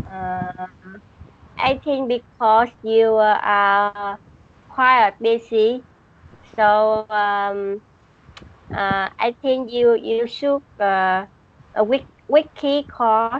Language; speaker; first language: English; non-native, learner; Vietnamese